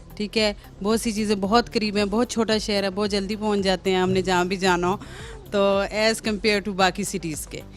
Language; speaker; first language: Urdu; non-native, local second language; Northern Hindko